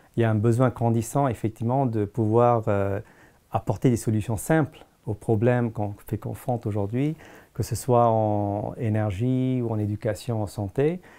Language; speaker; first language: French; non-native, fluent; Tamil